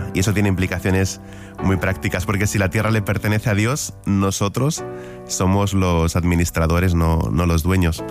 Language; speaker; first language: Spanish; native; Spanish